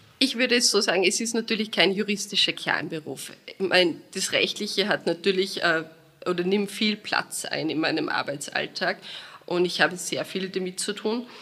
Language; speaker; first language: German; native; German